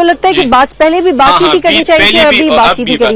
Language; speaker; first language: Urdu; native; Urdu